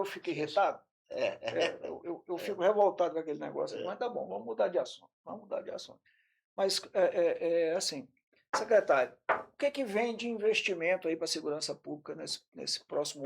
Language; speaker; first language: Portuguese; native; Portuguese